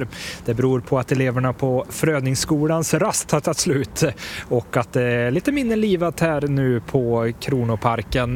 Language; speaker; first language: Swedish; native; Swedish